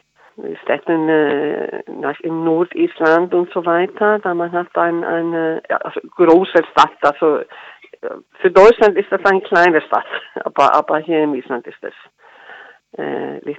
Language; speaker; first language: German; non-native, fluent; Icelandic